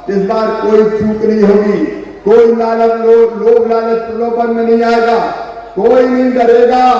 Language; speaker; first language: Hindi; native; Hindi